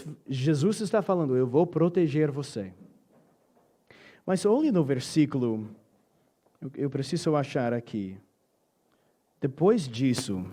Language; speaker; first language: Portuguese; non-native, fluent; English